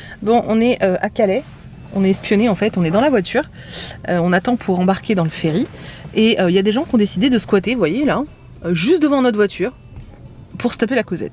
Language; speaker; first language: French; native; French